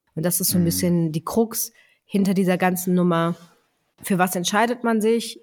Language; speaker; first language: German; early bilingual, other home language; Greek